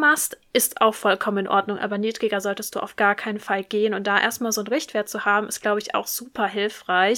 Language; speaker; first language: German; native; German